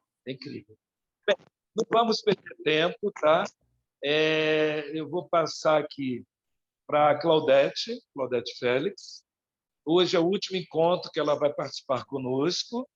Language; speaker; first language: Portuguese; native; Portuguese